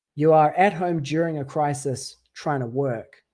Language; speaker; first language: English; native; English